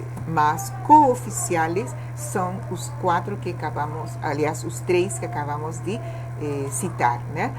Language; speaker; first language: Portuguese; non-native, fluent; Spanish